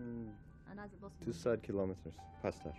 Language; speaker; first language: Persian; non-native, learner; English